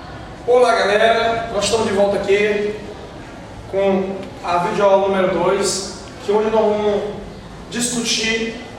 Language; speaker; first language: Portuguese; native; Portuguese